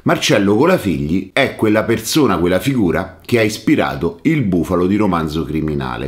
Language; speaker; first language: Italian; native; Italian